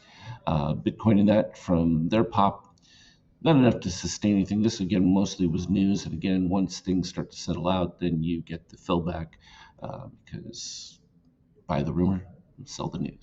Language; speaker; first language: English; native; English